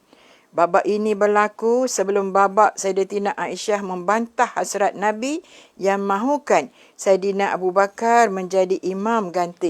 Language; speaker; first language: Malay; native; Malay